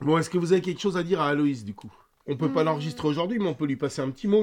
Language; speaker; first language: French; native; French